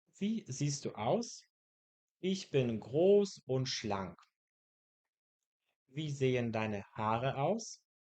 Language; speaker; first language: German; non-native, fluent; Polish